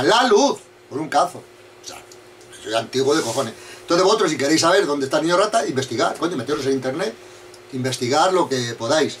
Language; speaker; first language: Spanish; native; Spanish